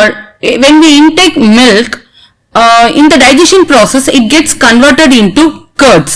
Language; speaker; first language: English; non-native, local second language; Tamil